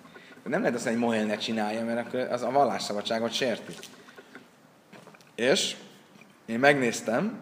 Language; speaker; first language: Hungarian; native; Hungarian